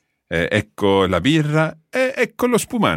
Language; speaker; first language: Italian; non-native, fluent; English